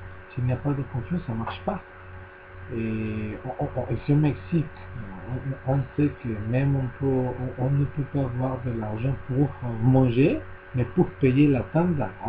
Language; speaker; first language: French; non-native, learner; Spanish